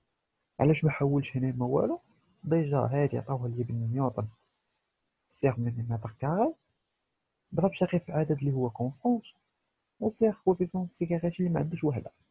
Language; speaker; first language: Arabic; native; Arabic